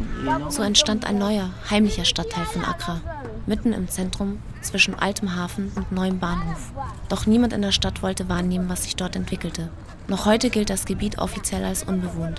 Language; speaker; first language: German; native; German